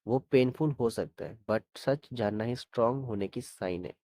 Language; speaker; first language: Hindi; non-native, local second language; Marathi